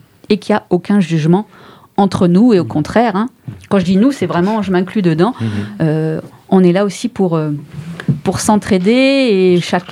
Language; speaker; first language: French; native; French